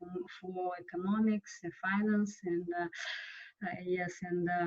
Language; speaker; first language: English; non-native, learner; Russian